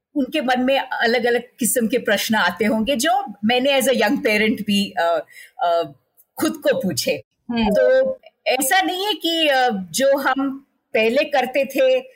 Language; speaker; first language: Hindi; non-native, local second language; Marathi